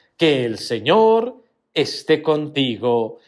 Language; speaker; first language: Spanish; native; Spanish